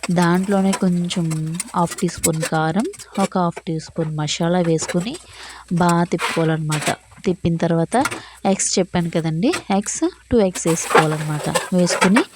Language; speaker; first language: Telugu; native; Telugu